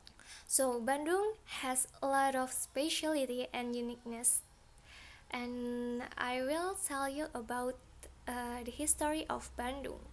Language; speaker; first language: English; non-native, learner; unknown